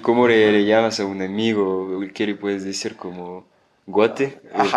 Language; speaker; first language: Spanish; non-native, fluent; French